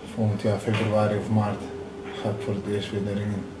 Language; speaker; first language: Dutch; native; Dutch